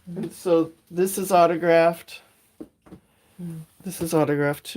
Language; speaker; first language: English; native; English